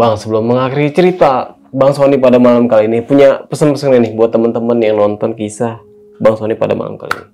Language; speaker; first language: Indonesian; native; Indonesian